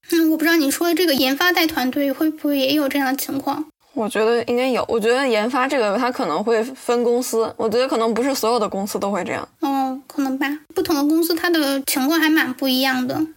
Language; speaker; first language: Chinese; native; Chinese